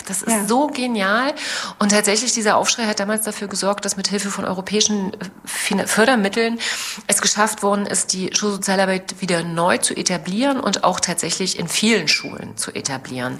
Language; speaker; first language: German; native; German